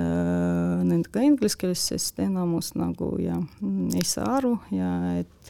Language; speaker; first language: Estonian; non-native, local second language; Russian